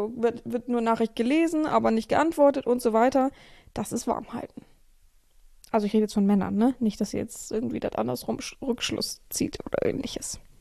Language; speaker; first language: German; native; German